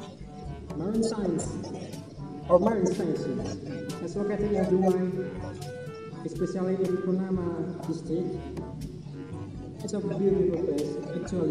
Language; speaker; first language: English; non-native, learner; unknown